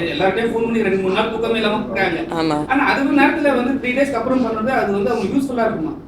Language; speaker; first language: Tamil; native; Tamil